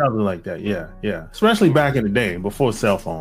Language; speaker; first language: English; native; English